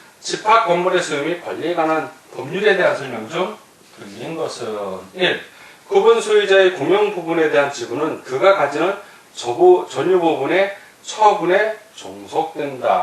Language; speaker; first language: Korean; native; Korean